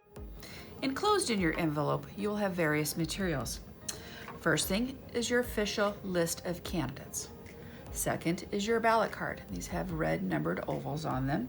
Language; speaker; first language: English; native; English